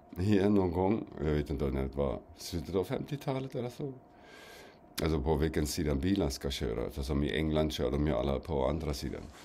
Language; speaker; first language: Swedish; non-native, fluent; German